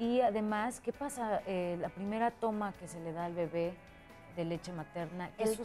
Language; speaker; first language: Spanish; native; Spanish